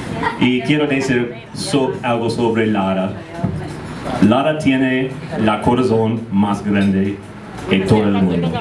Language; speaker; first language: Spanish; non-native, learner; English